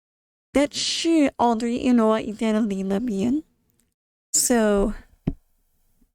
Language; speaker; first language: Norwegian; non-native, learner; English